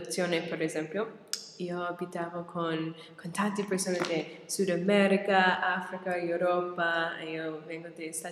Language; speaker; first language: Italian; non-native, learner; English